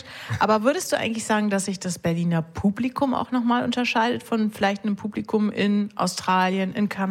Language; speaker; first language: German; native; German